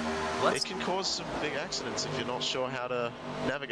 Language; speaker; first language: English; native; English